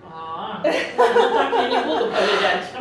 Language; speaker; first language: Russian; native; Russian